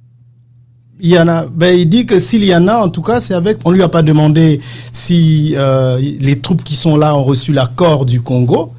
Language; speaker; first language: French; non-native, local second language; Lingala